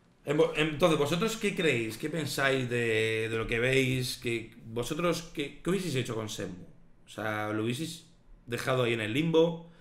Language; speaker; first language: Spanish; native; Spanish